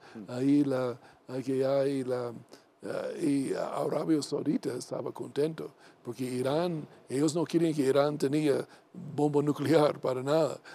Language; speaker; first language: Spanish; non-native, learner; English